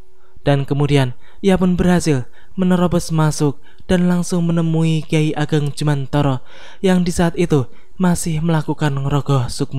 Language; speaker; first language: Indonesian; native; Indonesian